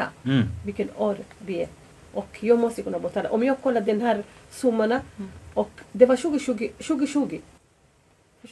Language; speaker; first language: Swedish; non-native, fluent; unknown